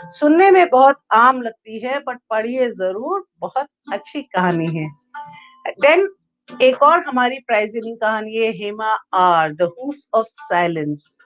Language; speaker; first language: Hindi; native; Hindi